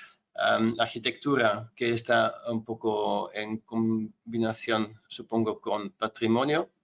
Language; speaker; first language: Spanish; non-native, fluent; Dutch